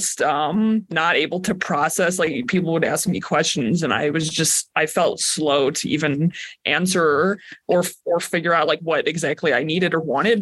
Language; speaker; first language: English; native; English